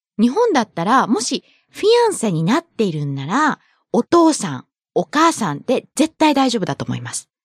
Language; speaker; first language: Japanese; native; Japanese